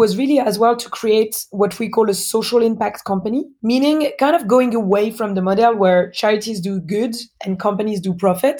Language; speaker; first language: English; non-native, fluent; French